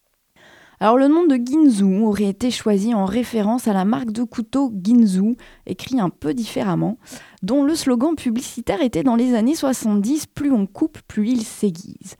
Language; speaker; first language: French; native; French